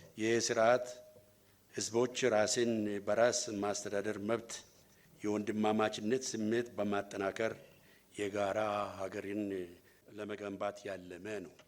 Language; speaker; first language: Amharic; non-native, local second language; Oromo